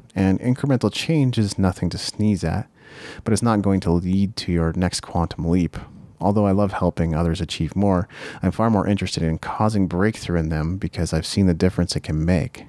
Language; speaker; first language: English; early bilingual, other home language; Japanese